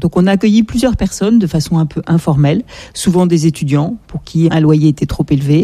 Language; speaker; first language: French; native; French